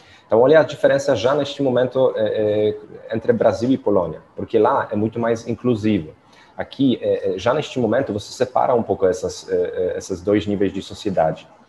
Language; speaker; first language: Portuguese; non-native, fluent; Polish